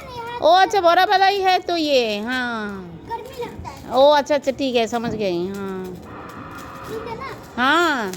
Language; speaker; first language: Hindi; non-native, local second language; Bangla